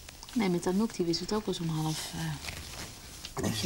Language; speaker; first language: Dutch; native; Dutch